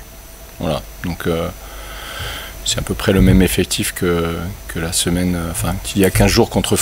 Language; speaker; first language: French; native; French